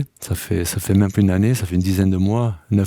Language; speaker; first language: French; native; French